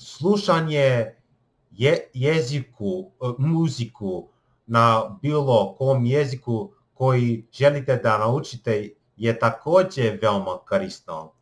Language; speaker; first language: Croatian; non-native, learner; English